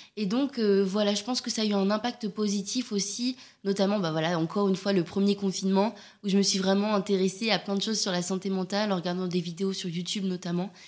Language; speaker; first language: French; native; French